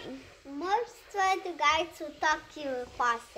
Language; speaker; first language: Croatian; non-native, learner; Polish